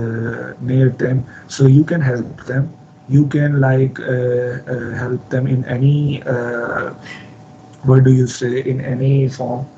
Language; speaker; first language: English; non-native, learner; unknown